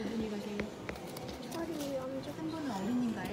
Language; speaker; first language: Korean; native; Korean